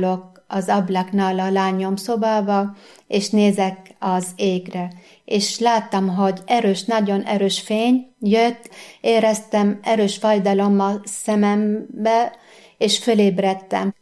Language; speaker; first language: Hungarian; non-native, fluent; Arabic